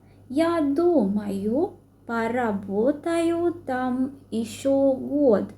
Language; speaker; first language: Russian; non-native, fluent; Sinhala